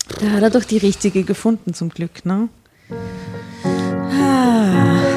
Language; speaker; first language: German; native; German